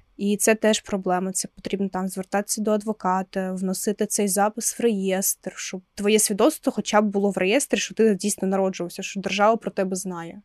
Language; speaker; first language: Ukrainian; non-native, local second language; Russian